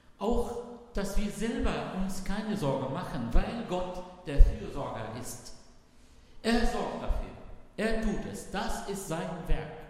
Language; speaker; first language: German; non-native, fluent; Arabic